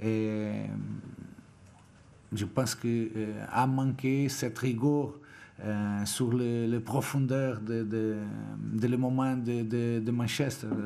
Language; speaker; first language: French; non-native, fluent; Portuguese